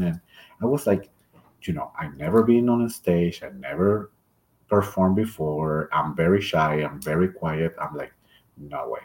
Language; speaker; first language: English; non-native, fluent; Spanish